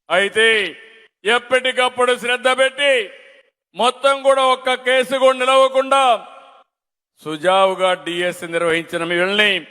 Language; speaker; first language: Telugu; native; Telugu